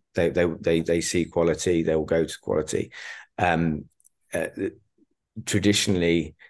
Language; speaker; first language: English; native; English